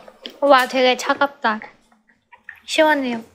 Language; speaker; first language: Korean; non-native, fluent; Chinese